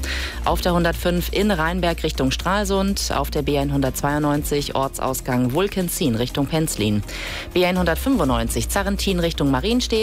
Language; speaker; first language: German; native; German